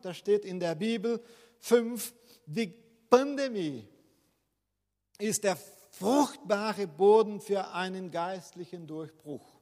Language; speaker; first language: German; non-native, fluent; Portuguese